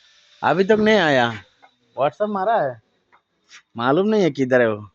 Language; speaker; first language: Hindi; non-native, fluent; Bangla